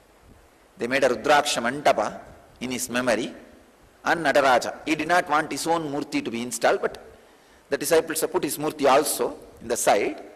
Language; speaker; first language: English; non-native, local second language; Tamil